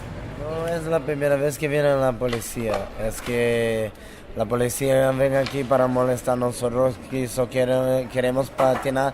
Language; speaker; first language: Spanish; non-native, fluent; Portuguese